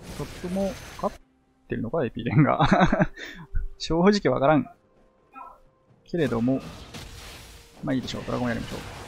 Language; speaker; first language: Japanese; native; Japanese